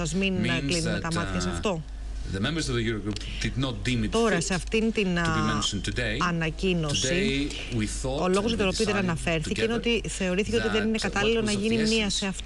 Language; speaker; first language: Greek; native; Greek